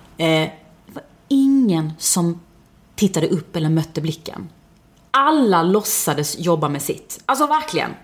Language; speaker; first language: Swedish; early bilingual, other home language; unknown